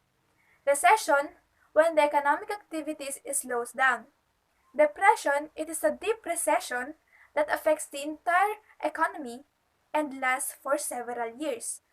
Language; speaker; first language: English; non-native, local second language; Filipino